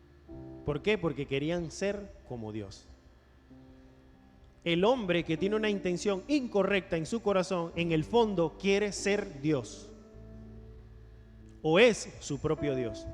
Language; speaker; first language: Spanish; native; Spanish